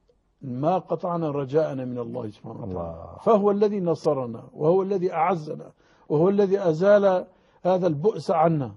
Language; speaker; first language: Arabic; native; Arabic